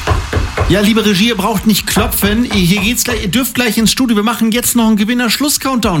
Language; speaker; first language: German; native; German